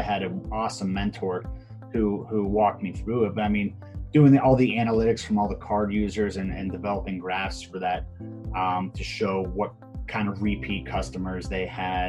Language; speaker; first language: English; native; English